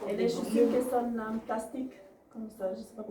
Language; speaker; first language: French; non-native, learner; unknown